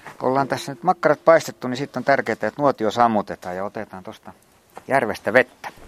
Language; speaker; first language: Finnish; native; Finnish